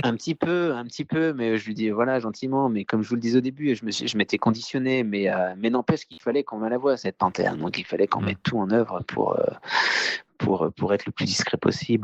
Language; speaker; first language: French; native; French